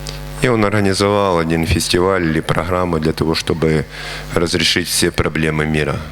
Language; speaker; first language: Russian; native; Russian